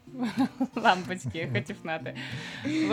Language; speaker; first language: Russian; native; Russian